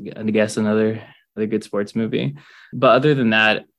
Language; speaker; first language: English; native; English